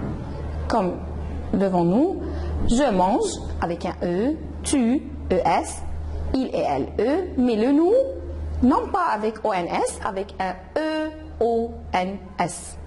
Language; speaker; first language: French; non-native, fluent; Arabic